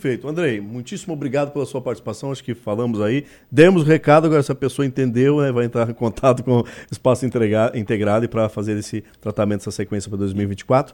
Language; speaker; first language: Portuguese; native; Portuguese